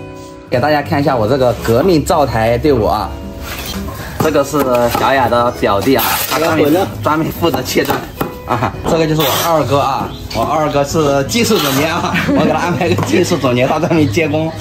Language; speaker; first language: Chinese; native; Chinese